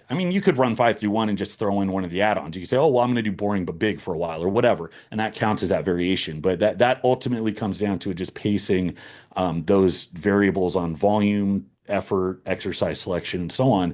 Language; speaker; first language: English; native; English